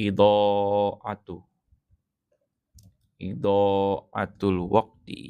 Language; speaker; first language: Arabic; non-native, fluent; Malay